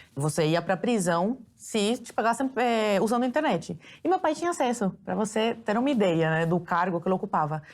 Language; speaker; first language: Portuguese; early bilingual, other home language; Spanish